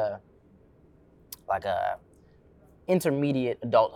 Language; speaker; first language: English; native; English